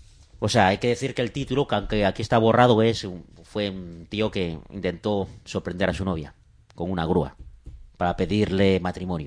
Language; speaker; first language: Spanish; native; Spanish